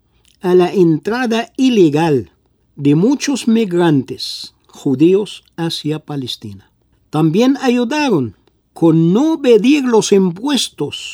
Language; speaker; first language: Spanish; non-native, fluent; Arabic